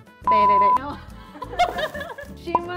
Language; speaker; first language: Portuguese; non-native, fluent; Spanish